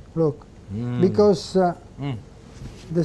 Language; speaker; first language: English; non-native, learner; Italian